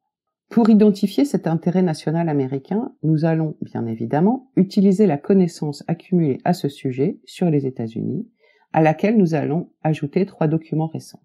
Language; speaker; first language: French; native; French